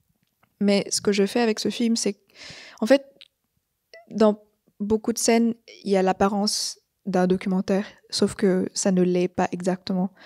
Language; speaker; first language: French; non-native, fluent; Vietnamese